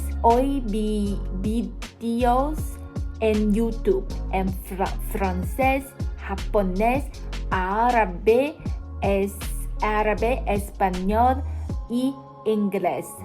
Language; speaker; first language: Spanish; non-native, learner; Chinese